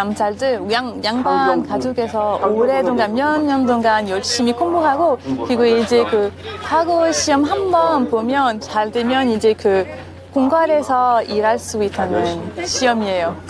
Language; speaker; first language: Korean; non-native, fluent; French